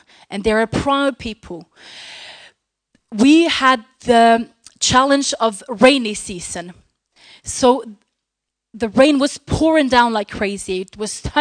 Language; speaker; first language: English; non-native, fluent; Norwegian